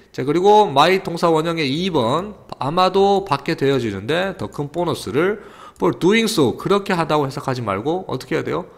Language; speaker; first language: Korean; native; Korean